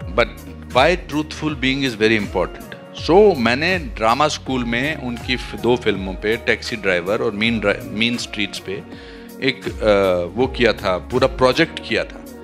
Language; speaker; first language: Hindi; native; Hindi